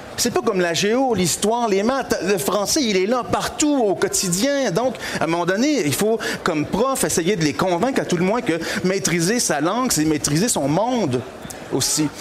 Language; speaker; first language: French; native; French